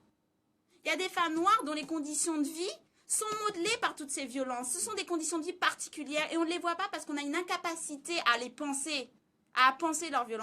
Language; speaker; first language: French; native; French